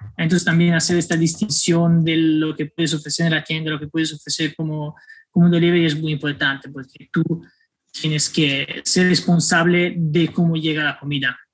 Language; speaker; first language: Spanish; non-native, fluent; Italian